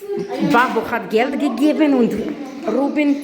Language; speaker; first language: German; non-native, learner; Macedonian